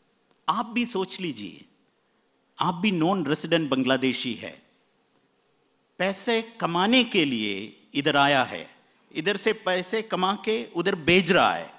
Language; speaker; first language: Hindi; non-native, fluent; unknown